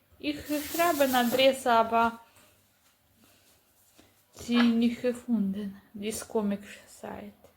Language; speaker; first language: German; non-native, learner; Ukrainian